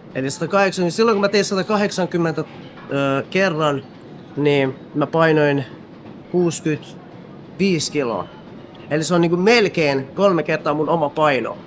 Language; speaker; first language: Finnish; early bilingual, other home language; Kurdish